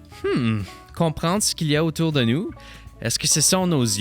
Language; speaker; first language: French; native; French